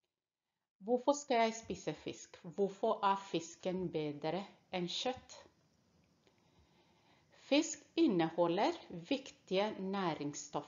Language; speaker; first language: Norwegian; non-native, fluent; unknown